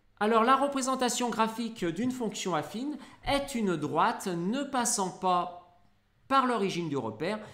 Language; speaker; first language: French; native; French